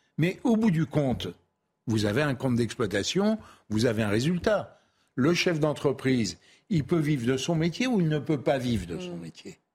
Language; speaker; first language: French; native; French